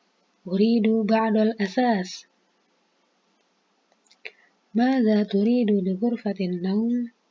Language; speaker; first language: Arabic; non-native, fluent; Indonesian